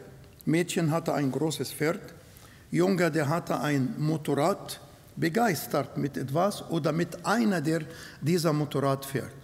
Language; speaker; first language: German; non-native, fluent; Arabic